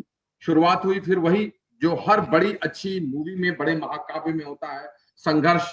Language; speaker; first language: Hindi; native; Hindi